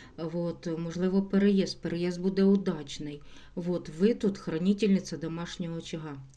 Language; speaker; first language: Ukrainian; non-native, local second language; Russian